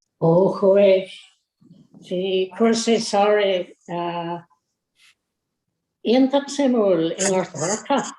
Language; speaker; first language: Irish; non-native, local second language; English